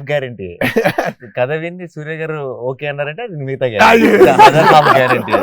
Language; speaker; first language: Telugu; native; Telugu